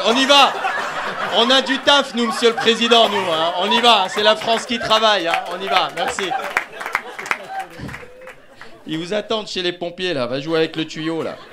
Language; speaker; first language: French; native; French